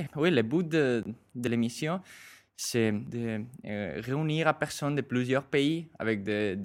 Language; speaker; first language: French; non-native, fluent; Spanish